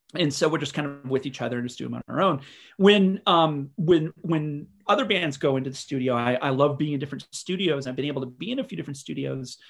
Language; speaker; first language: English; native; English